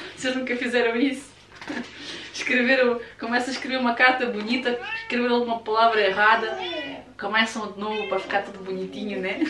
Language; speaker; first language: Portuguese; early bilingual, other home language; Russian